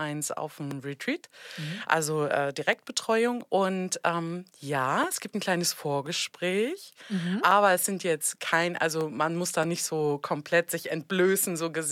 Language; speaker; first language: German; native; German